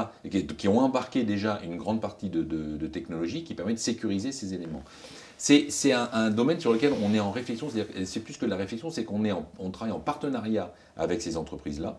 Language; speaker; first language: French; native; French